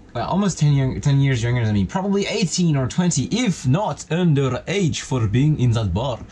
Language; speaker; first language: English; non-native, fluent; French